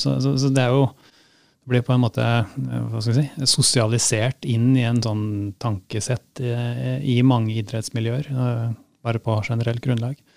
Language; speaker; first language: Norwegian; native; Norwegian